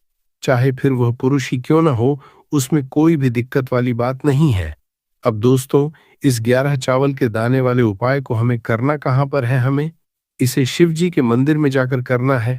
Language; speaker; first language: Hindi; native; Hindi